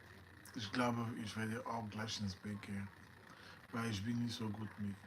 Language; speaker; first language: German; non-native, learner; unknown